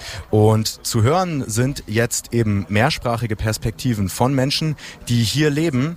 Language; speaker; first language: German; native; German